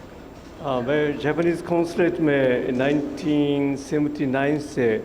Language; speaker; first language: Hindi; non-native, fluent; Japanese